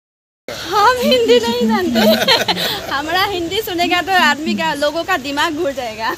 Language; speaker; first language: Hindi; non-native, local second language; Assamese